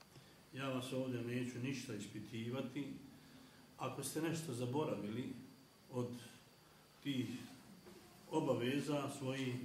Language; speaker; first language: Bosnian; native; Bosnian